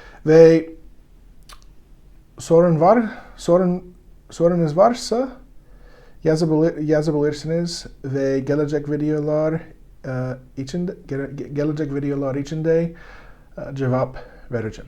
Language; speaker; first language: Turkish; non-native, learner; English